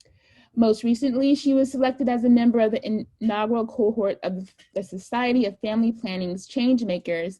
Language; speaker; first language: English; native; English